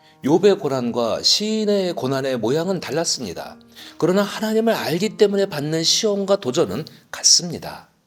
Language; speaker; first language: Korean; native; Korean